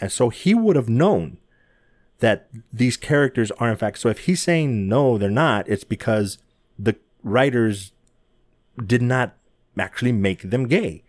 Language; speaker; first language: English; native; English